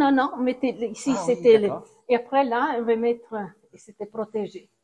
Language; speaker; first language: French; non-native, fluent; Italian